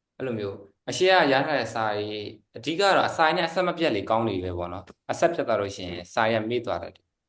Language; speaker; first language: Burmese; native; Burmese